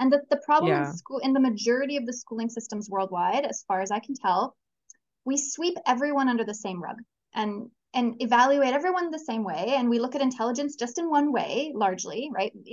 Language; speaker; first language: English; native; English